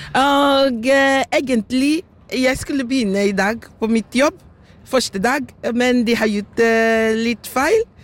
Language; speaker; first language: Norwegian; non-native, fluent; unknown